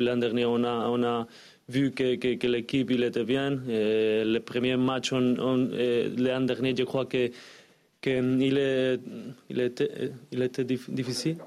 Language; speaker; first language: French; non-native, learner; Spanish